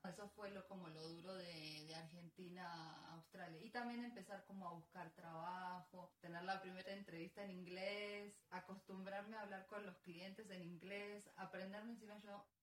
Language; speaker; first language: Spanish; native; Spanish